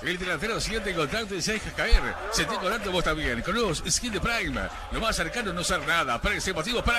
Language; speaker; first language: Spanish; native; Spanish